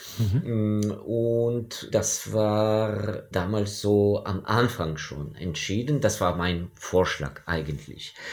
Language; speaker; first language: German; non-native, fluent; Ukrainian